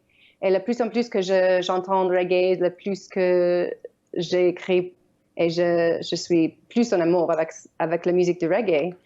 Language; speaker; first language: French; non-native, learner; Ukrainian